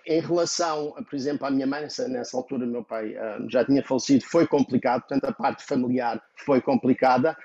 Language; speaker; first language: Portuguese; native; Portuguese